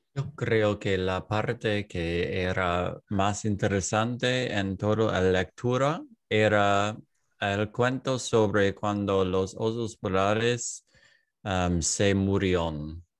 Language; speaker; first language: Spanish; non-native, learner; English